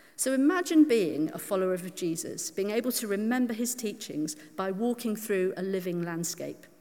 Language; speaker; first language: English; native; English